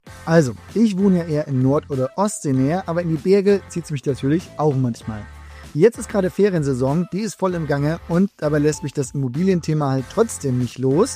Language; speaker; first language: German; native; German